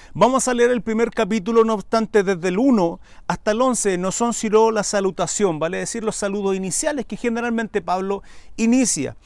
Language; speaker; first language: Spanish; native; Spanish